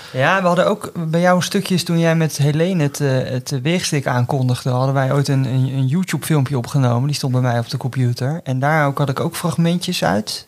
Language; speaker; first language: Dutch; native; Dutch